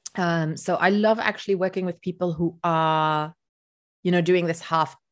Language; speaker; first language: English; non-native, fluent; Luxembourgish